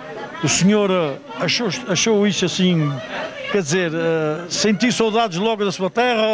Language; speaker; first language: Portuguese; native; Portuguese